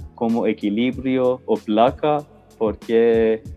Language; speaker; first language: Spanish; non-native, learner; Persian